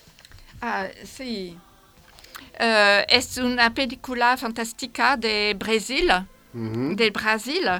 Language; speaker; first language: Spanish; non-native, fluent; French